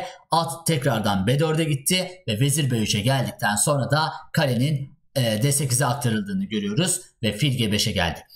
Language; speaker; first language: Turkish; native; Turkish